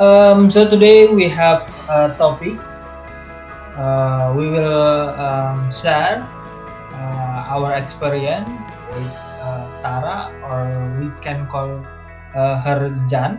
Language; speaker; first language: English; non-native, learner; Indonesian